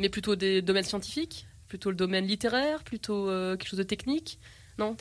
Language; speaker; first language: French; native; French